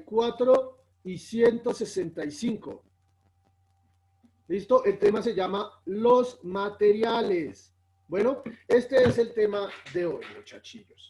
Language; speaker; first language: Spanish; native; Spanish